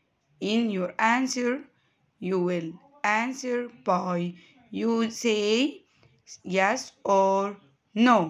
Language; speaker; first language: English; non-native, fluent; Arabic